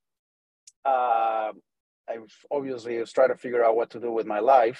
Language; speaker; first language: English; non-native, fluent; Spanish